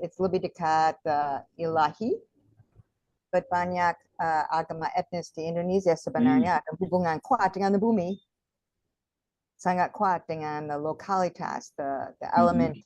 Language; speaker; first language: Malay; non-native, fluent; English